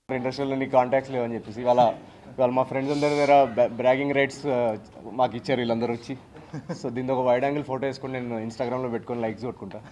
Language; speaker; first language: Telugu; native; Telugu